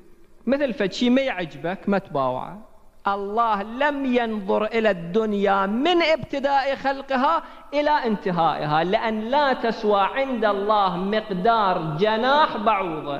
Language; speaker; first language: Arabic; native; Arabic